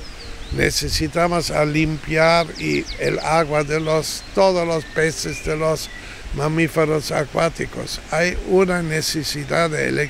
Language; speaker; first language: Spanish; non-native, fluent; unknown